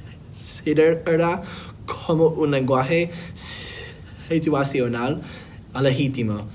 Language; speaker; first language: Spanish; non-native, learner; English